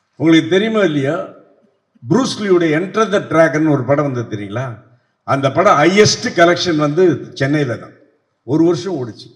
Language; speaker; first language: Tamil; native; Tamil